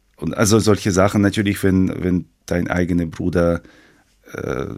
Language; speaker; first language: German; non-native, fluent; Ukrainian